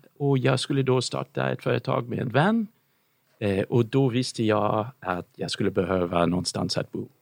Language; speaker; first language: Swedish; non-native, fluent; English